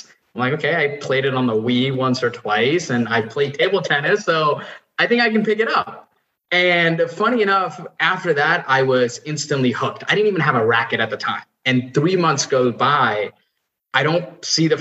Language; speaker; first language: English; non-native, local second language; Nepali